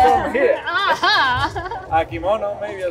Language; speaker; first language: English; non-native, fluent; Spanish